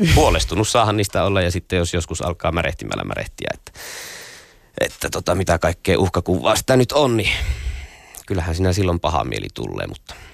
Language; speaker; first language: Finnish; native; Finnish